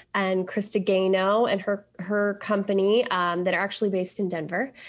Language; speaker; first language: English; native; English